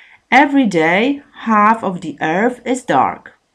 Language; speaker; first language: English; non-native, fluent; Polish